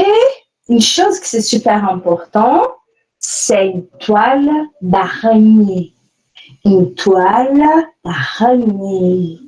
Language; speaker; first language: French; non-native, fluent; Portuguese